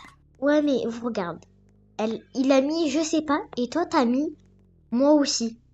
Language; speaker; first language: French; native; French